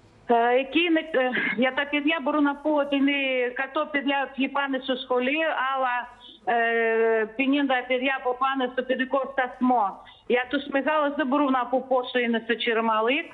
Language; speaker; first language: Greek; non-native, fluent; Russian